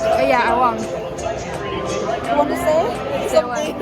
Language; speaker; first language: English; non-native, learner; Chinese